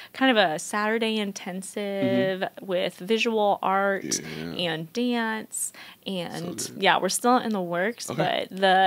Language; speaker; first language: English; native; English